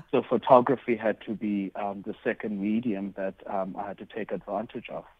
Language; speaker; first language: English; non-native, local second language; Xhosa